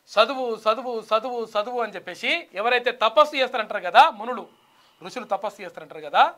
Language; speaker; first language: Telugu; native; Telugu